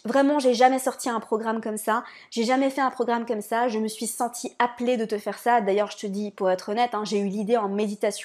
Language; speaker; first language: French; native; French